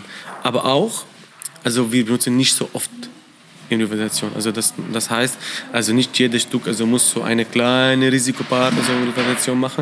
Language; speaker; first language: German; non-native, learner; Arabic